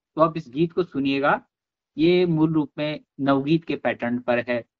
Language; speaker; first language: Hindi; non-native, local second language; Garhwali